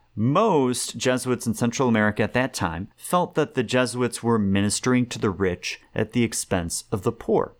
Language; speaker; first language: English; native; English